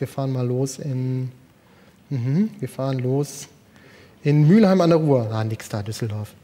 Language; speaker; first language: German; native; German